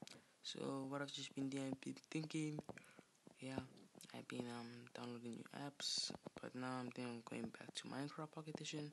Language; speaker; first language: English; native; English